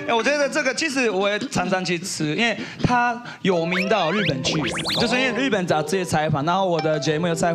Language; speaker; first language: Chinese; non-native, fluent; Japanese